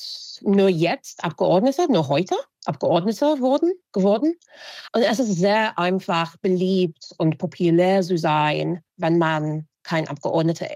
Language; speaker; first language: German; non-native, fluent; English